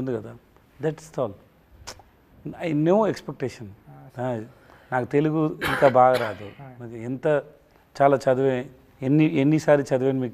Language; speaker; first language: Telugu; non-native, learner; Tamil